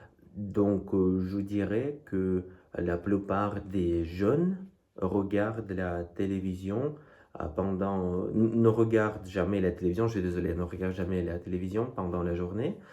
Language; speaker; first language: French; non-native, fluent; Russian